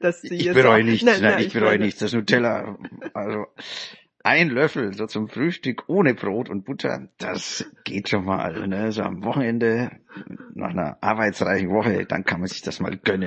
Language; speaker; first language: German; native; German